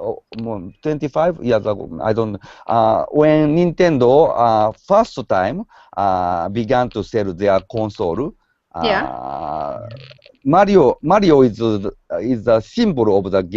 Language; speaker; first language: English; non-native, learner; Japanese